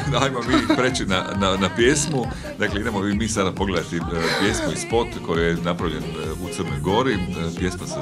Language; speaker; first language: Croatian; native; Croatian